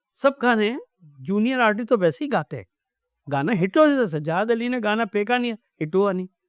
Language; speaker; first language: Urdu; native; Urdu